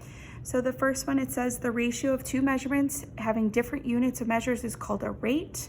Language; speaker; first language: English; native; English